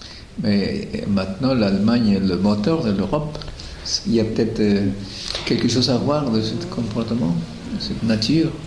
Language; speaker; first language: French; non-native, fluent; Spanish